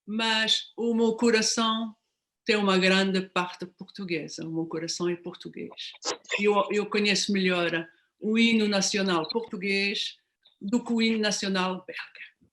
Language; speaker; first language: Portuguese; non-native, fluent; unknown